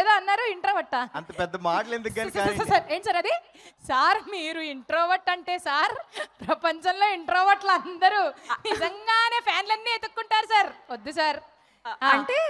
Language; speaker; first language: Telugu; native; Telugu